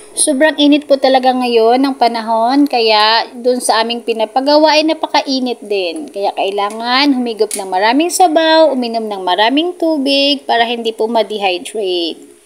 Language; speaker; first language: Filipino; non-native, local second language; Cebuano